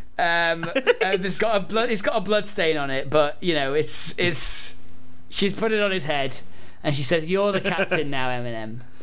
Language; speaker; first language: English; native; English